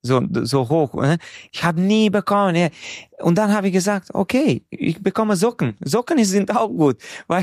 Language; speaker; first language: German; non-native, fluent; Hungarian